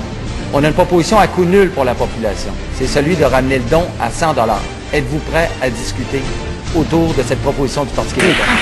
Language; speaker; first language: French; native; French